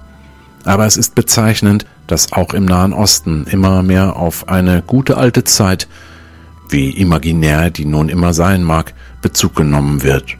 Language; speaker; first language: German; native; German